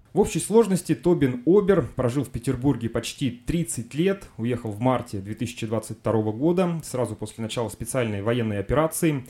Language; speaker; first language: Russian; native; Russian